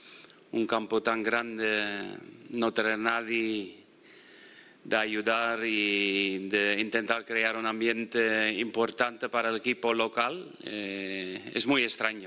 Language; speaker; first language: Spanish; non-native, fluent; Dutch